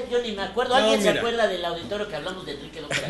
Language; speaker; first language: Spanish; native; Spanish